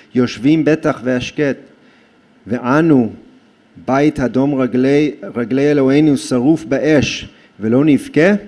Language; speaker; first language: Hebrew; non-native, fluent; English